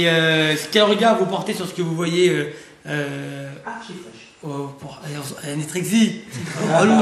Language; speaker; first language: French; native; French